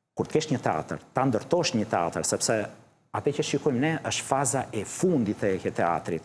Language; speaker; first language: Albanian; early bilingual, heritage; Albanian